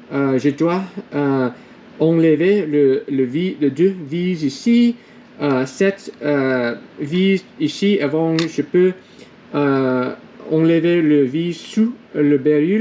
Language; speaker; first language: French; non-native, learner; English